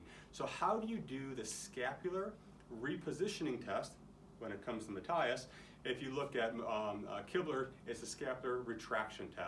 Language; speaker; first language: English; native; English